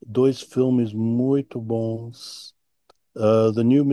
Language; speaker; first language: Portuguese; non-native, fluent; English